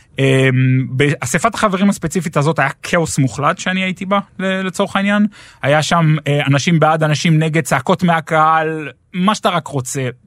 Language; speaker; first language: Hebrew; native; Hebrew